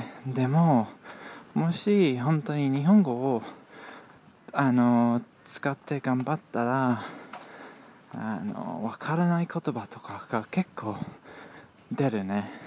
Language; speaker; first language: Japanese; non-native, learner; English